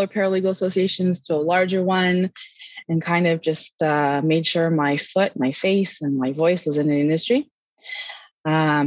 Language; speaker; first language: English; native; English